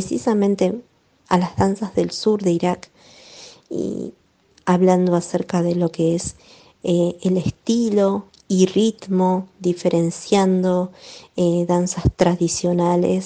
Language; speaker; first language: Spanish; native; Spanish